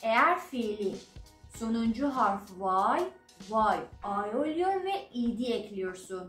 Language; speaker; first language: Turkish; non-native, fluent; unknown